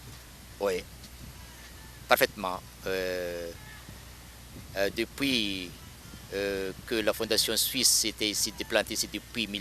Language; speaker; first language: French; non-native, local second language; Malagasy